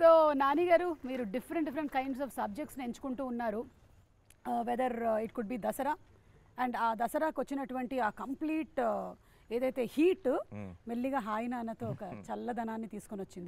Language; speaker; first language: Telugu; native; Telugu